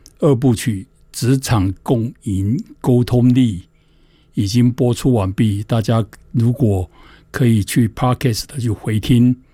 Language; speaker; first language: Chinese; native; Chinese